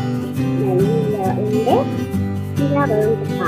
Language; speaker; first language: Indonesian; native; Indonesian